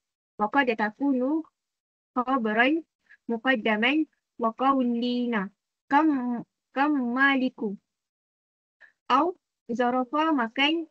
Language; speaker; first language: Arabic; non-native, learner; Malay